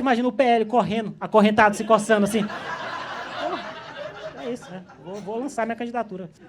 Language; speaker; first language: Portuguese; native; Portuguese